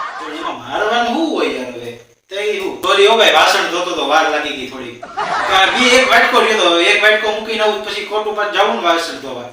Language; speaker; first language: Gujarati; native; Gujarati